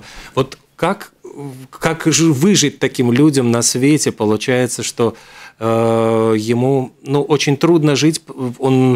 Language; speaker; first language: Russian; native; Russian